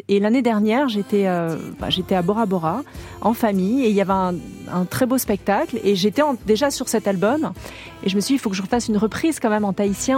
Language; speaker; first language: French; native; French